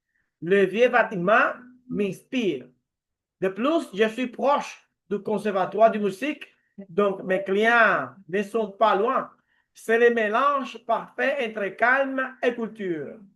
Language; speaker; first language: French; non-native, learner; Spanish